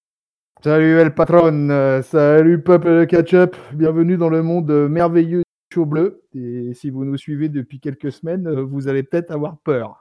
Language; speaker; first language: French; native; French